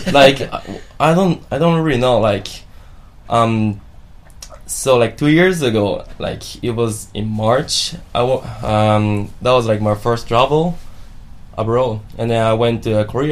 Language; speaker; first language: English; non-native, fluent; Japanese